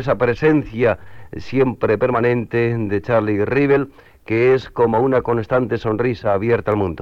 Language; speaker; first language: Spanish; native; Spanish